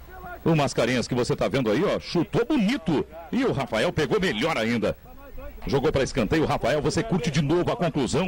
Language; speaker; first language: Portuguese; native; Portuguese